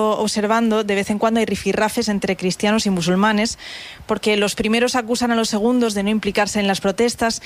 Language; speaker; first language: Spanish; native; Spanish